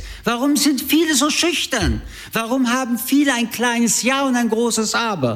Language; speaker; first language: German; early bilingual, other home language; French